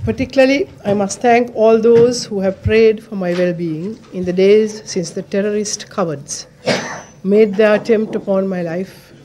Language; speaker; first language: English; non-native, local second language; Sinhala